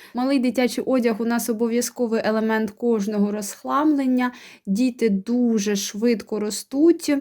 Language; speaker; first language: Ukrainian; non-native, local second language; Russian